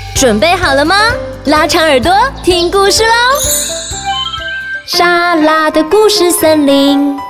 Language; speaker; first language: Chinese; native; Chinese